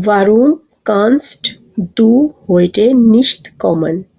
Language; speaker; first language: German; non-native, fluent; Urdu